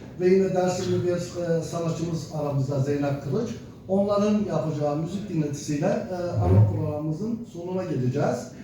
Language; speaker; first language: Turkish; non-native, local second language; Zaza